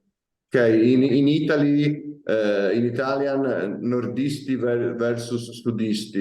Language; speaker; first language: English; non-native, learner; Italian